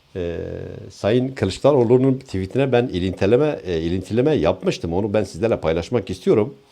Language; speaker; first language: Turkish; native; Turkish